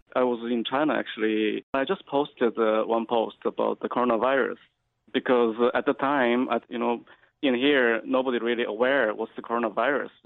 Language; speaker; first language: English; non-native, fluent; Chinese